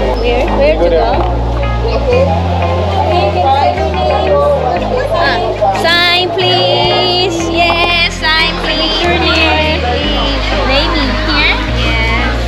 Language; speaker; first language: English; non-native, learner; Korean